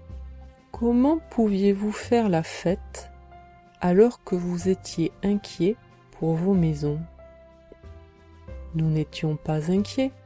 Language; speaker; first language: French; native; French